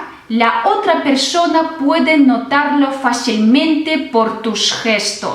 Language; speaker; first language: Spanish; non-native, fluent; Russian